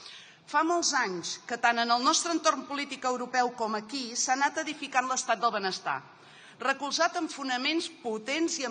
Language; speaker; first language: Catalan; native; Catalan